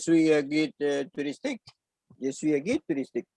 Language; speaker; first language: French; non-native, learner; Spanish